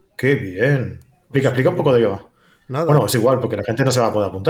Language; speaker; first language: Spanish; native; Spanish